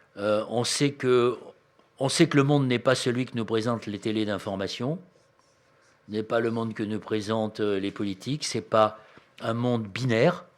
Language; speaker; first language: French; native; French